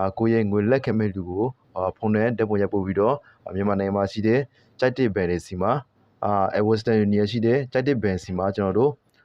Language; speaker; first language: Burmese; native; Burmese